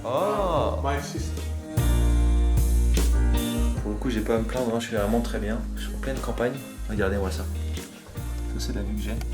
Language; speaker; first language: French; native; French